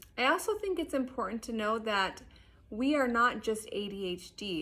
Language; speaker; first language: English; native; English